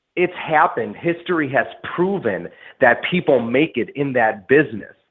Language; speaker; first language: English; native; English